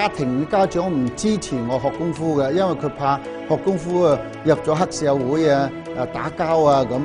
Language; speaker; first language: Cantonese; native; Cantonese